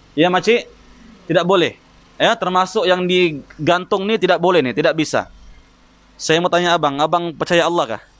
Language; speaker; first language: Malay; native; Malay